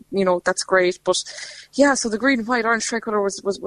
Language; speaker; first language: English; non-native, fluent; Lithuanian